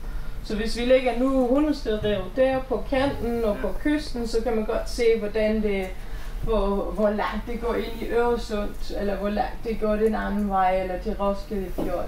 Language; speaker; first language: Danish; non-native, fluent; German